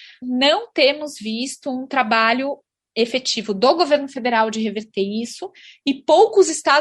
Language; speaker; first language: Portuguese; native; Portuguese